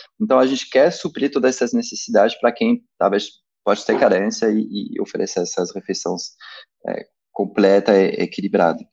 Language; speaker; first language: Portuguese; non-native, fluent; French